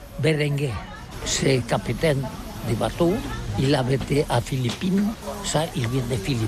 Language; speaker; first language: French; non-native, learner; Catalan